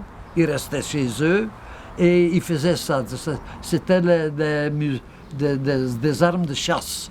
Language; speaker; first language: French; non-native, local second language; Dutch